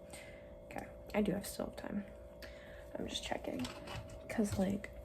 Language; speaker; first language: English; native; English